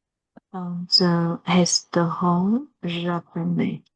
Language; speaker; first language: French; non-native, learner; Chinese